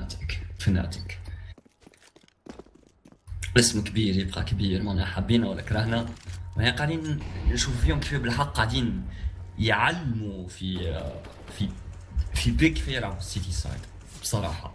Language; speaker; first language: Arabic; native; Arabic